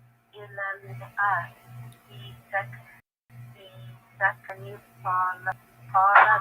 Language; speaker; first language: Arabic; non-native, learner; English